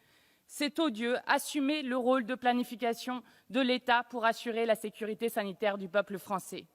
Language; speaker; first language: French; native; French